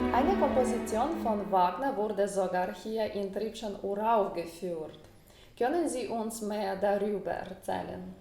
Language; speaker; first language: German; non-native, fluent; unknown